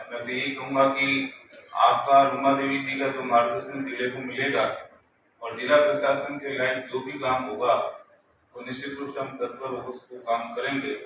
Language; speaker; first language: Hindi; native; Hindi